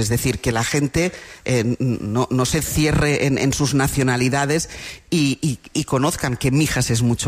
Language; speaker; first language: Spanish; native; Spanish